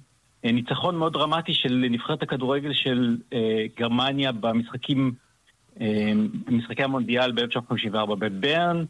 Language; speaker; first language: Hebrew; native; Hebrew